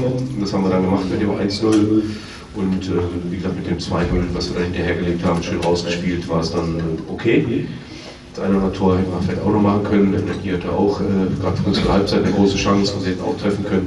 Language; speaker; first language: German; native; German